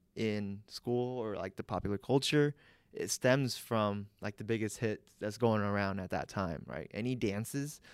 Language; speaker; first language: English; early bilingual, other home language; Vietnamese